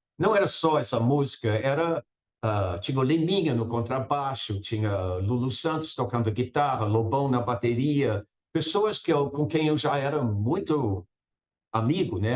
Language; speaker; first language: Portuguese; non-native, fluent; English